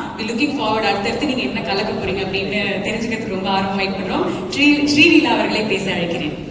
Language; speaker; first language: Tamil; native; Tamil